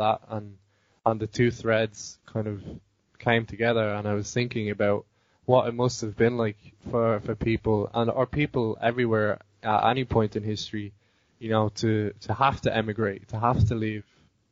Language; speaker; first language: English; native; English